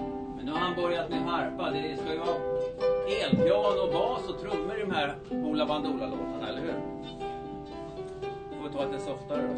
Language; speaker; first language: Swedish; native; Swedish